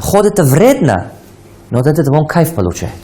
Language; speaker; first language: Russian; non-native, local second language; Tajik